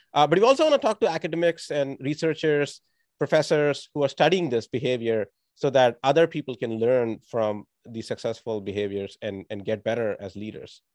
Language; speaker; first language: English; non-native, local second language; Tamil